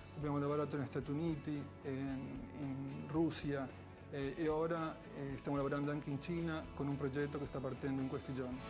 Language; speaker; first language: Italian; non-native, fluent; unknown